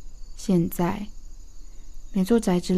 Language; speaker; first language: Chinese; native; Chinese